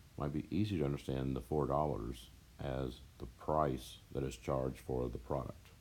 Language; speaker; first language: English; native; English